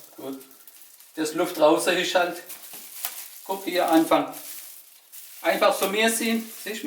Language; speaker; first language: German; non-native, learner; Turkish